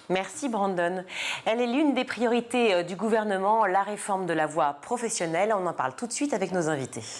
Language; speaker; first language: French; native; French